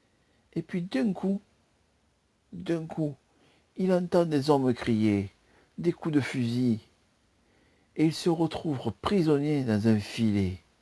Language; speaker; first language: French; native; French